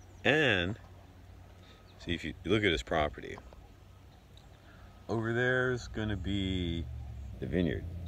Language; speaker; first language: English; native; English